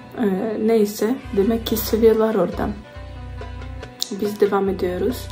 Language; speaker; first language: Turkish; non-native, learner; Ukrainian